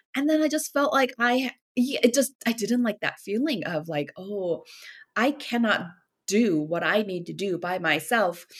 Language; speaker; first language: English; early bilingual, other home language; Korean